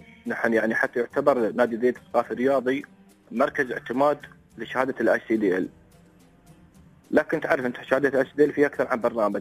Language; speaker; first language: Arabic; native; Arabic